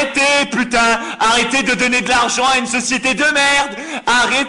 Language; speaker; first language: French; native; French